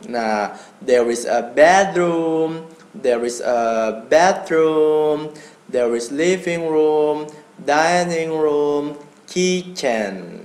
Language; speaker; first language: English; non-native, learner; Indonesian